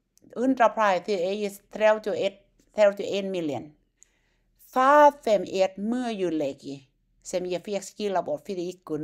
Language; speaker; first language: Icelandic; non-native, learner; Thai